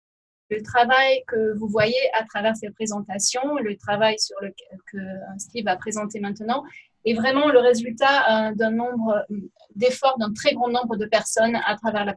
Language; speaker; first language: French; native; French